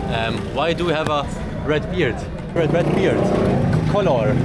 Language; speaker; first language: English; non-native, learner; German